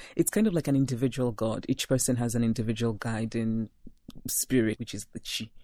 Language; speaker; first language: English; non-native, local second language; Igbo